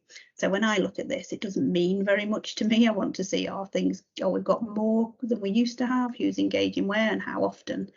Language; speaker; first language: English; native; English